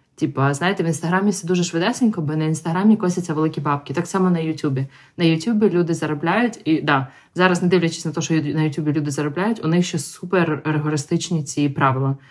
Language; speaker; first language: Ukrainian; non-native, local second language; Russian